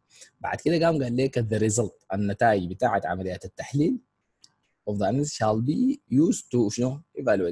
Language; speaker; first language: Arabic; native; Arabic